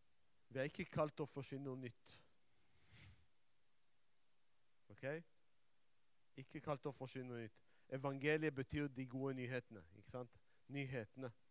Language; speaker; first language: Norwegian; non-native, fluent; Hebrew